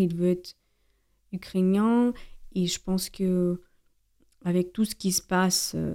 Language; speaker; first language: French; non-native, fluent; Ukrainian